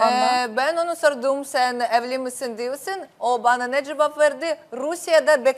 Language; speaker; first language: Turkish; non-native, learner; Russian